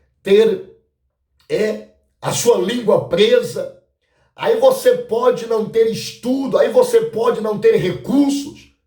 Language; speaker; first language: Portuguese; native; Portuguese